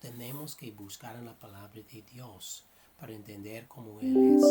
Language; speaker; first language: Spanish; non-native, fluent; English